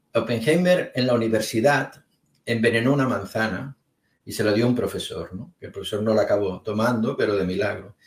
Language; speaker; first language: Spanish; native; Spanish